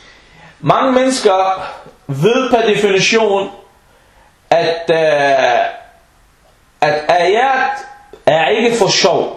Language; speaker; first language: Danish; early bilingual, other home language; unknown